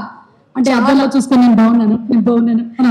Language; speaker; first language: Telugu; native; Telugu